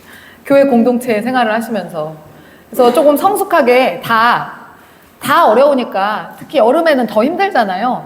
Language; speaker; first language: Korean; native; Korean